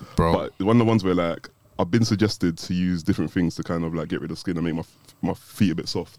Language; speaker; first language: English; native; English